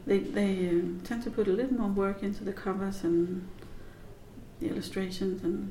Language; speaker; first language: English; non-native, fluent; Danish